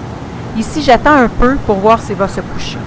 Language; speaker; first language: French; native; French